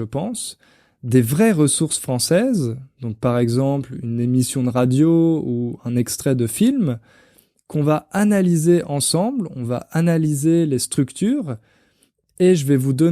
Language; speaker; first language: French; native; French